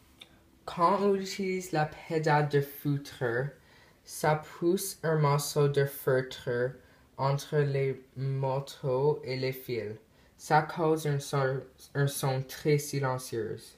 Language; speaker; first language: French; non-native, learner; English